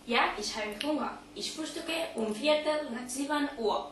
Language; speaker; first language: German; non-native, learner; Catalan